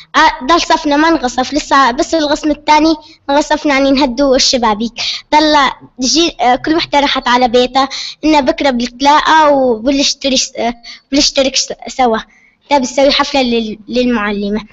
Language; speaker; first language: Arabic; native; Arabic